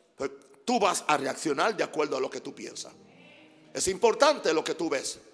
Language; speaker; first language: Spanish; non-native, fluent; English